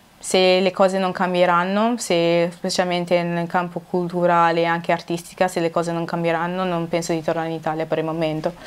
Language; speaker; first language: Italian; early bilingual, other home language; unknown